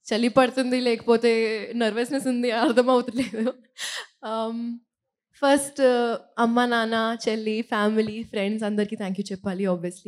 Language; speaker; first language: Telugu; non-native, local second language; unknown